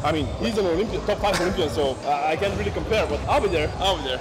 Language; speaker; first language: English; non-native, fluent; Bulgarian